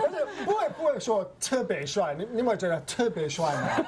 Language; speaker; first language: Chinese; non-native, fluent; English